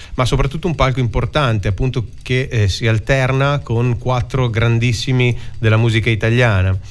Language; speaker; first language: Italian; native; Italian